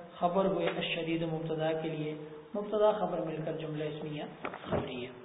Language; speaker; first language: Urdu; native; Urdu